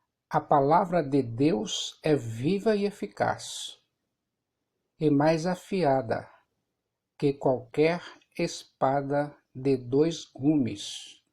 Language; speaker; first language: Portuguese; native; Portuguese